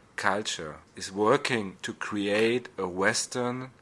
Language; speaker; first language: English; non-native, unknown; German